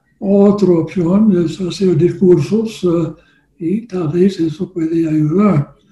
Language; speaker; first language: Spanish; non-native, learner; English